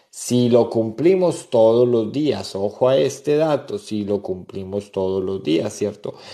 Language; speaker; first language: Spanish; native; Spanish